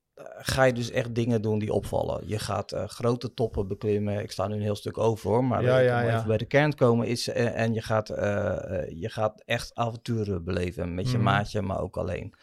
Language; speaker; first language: Dutch; native; Dutch